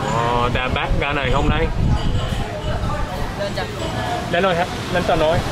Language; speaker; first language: Vietnamese; non-native, learner; English